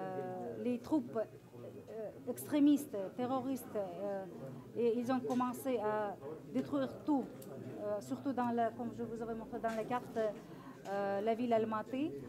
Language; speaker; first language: French; non-native, fluent; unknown